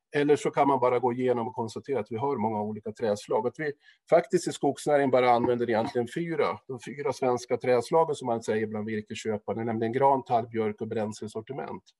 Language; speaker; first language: Swedish; native; Swedish